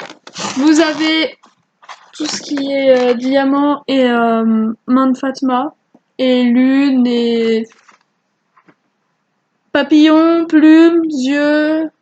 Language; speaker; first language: French; native; French